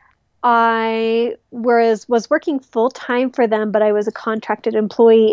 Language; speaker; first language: English; native; English